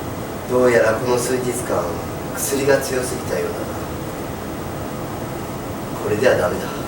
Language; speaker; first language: Japanese; native; Japanese